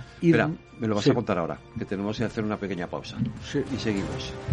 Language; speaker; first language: Spanish; native; Spanish